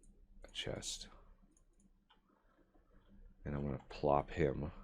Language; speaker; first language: English; native; English